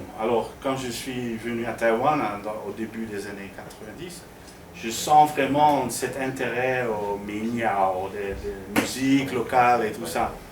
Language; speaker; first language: French; non-native, fluent; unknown